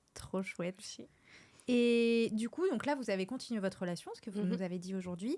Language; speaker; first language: French; native; French